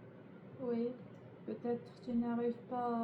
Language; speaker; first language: French; non-native, learner; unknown